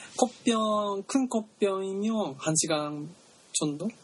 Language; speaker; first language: Korean; non-native, learner; Japanese